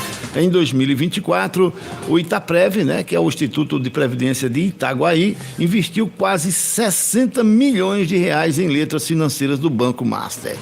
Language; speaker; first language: Portuguese; native; Portuguese